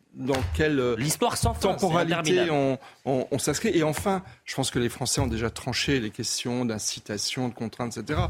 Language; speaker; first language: French; native; French